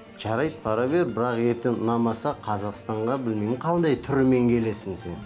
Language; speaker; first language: Kazakh; non-native, local second language; Kurdish